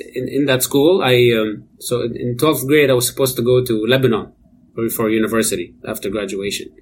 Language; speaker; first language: English; non-native, fluent; Arabic